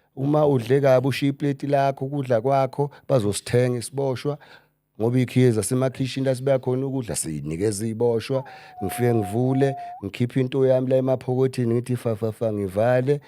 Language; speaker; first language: Zulu; native; Zulu